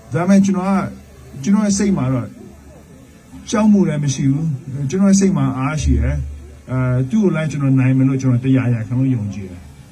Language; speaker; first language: Burmese; non-native, local second language; Kachin